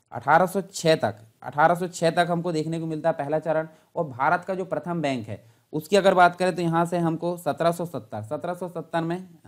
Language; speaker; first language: Hindi; native; Hindi